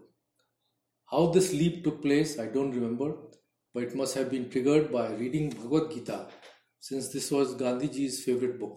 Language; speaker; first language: English; non-native, local second language; Hindi